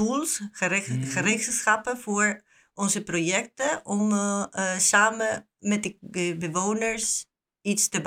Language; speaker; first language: Dutch; non-native, learner; Spanish